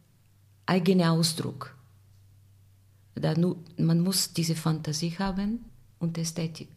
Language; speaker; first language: German; non-native, fluent; Bulgarian